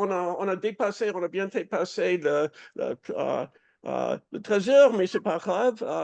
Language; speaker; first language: French; non-native, fluent; English